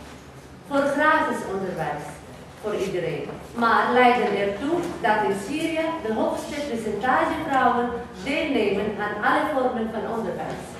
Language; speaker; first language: Dutch; non-native, fluent; Arabic